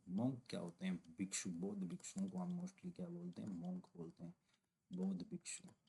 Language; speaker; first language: Hindi; native; Hindi